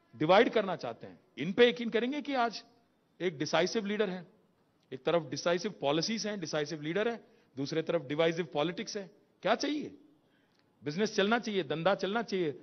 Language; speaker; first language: Hindi; non-native, local second language; Telugu